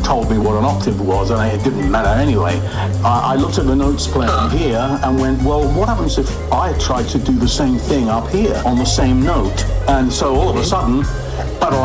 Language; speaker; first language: English; native; English